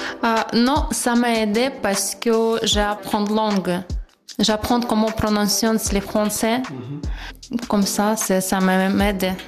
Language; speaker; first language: French; non-native, learner; Ukrainian